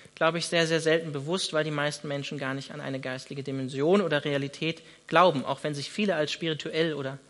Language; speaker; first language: German; native; German